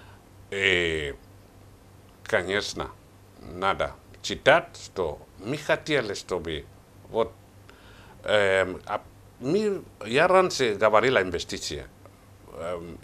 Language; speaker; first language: Russian; non-native, learner; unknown